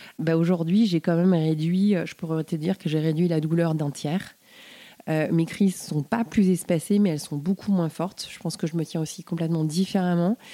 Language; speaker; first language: French; native; French